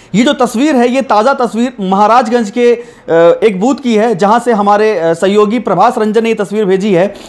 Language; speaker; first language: Hindi; native; Hindi